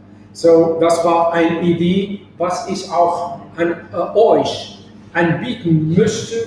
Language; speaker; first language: German; non-native, fluent; Arabic